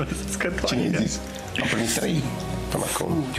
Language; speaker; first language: Romanian; non-native, learner; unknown